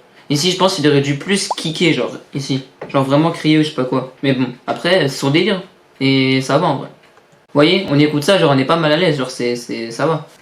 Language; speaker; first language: French; native; French